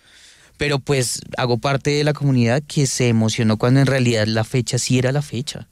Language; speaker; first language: Spanish; native; Spanish